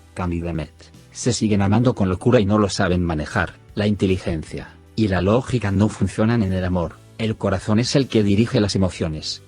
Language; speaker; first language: Spanish; native; Spanish